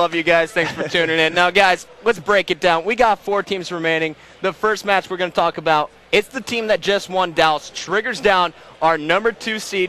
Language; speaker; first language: English; native; English